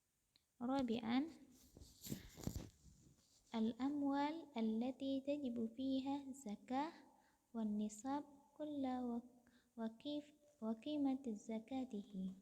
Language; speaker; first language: Arabic; non-native, fluent; Indonesian